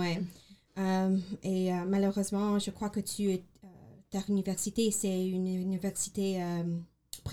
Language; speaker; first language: French; non-native, learner; English